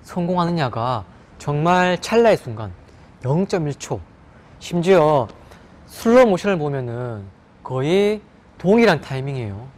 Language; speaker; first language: Korean; native; Korean